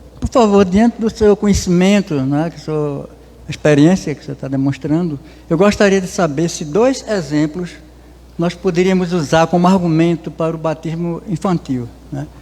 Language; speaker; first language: Portuguese; native; Portuguese